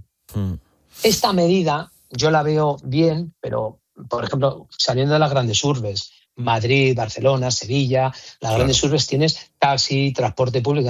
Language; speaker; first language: Spanish; native; Spanish